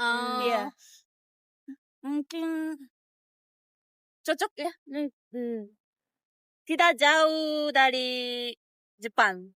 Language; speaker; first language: Indonesian; non-native, learner; Japanese